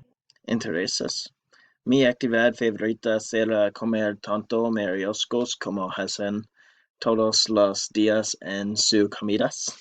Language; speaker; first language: Spanish; non-native, learner; English